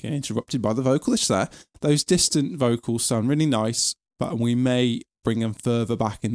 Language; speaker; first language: English; native; English